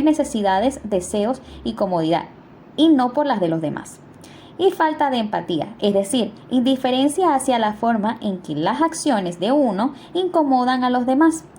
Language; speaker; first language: Spanish; native; Spanish